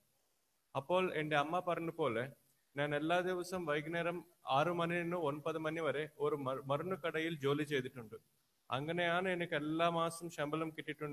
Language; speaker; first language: Malayalam; non-native, learner; Telugu